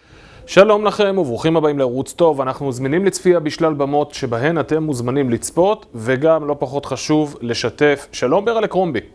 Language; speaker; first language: Hebrew; native; Hebrew